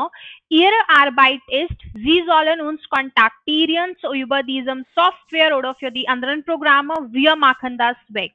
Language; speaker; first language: German; non-native, learner; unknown